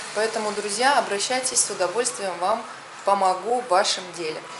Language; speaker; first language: Russian; native; Russian